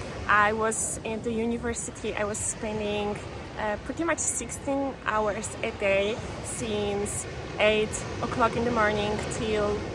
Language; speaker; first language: English; non-native, fluent; Polish